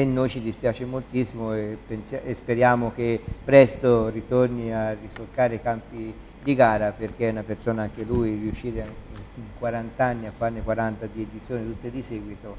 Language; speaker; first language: Italian; native; Italian